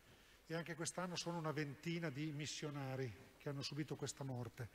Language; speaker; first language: Italian; native; Italian